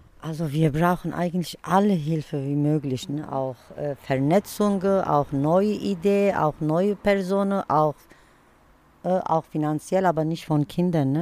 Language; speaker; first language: German; early bilingual, other home language; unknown